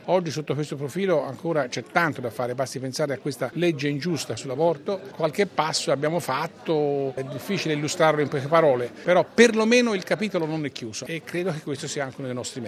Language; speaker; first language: Italian; native; Italian